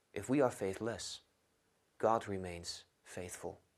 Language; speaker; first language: English; non-native, fluent; Dutch